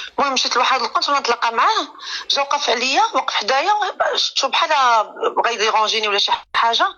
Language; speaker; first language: Arabic; native; Arabic